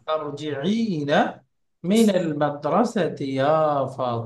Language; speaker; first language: Arabic; non-native, learner; Bangla